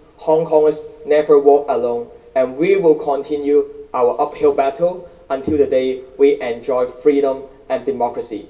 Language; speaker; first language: English; non-native, local second language; Cantonese